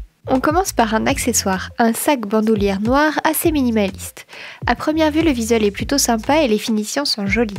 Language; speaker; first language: French; native; French